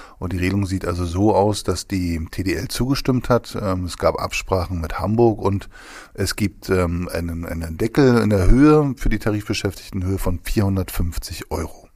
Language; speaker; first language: German; native; German